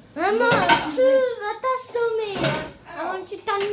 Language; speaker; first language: French; early bilingual, other home language; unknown